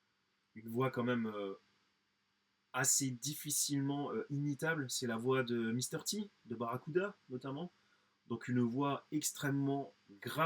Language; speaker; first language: French; native; French